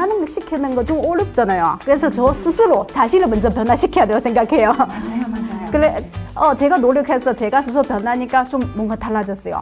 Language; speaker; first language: Korean; non-native, fluent; Chinese